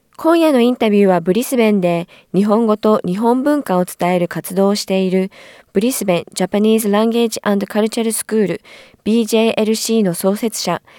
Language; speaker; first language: Japanese; native; Japanese